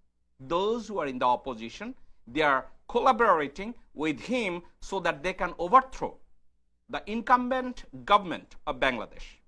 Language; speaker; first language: English; non-native, fluent; Bangla